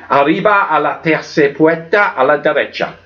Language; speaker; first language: Spanish; non-native, learner; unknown